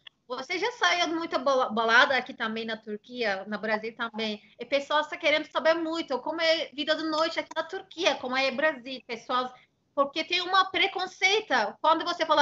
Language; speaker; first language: Portuguese; non-native, fluent; Turkish